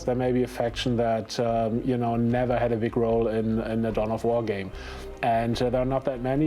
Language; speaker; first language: English; non-native, fluent; German